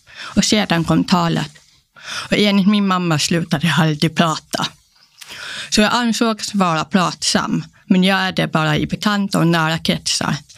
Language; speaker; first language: Swedish; early bilingual, other home language; Polish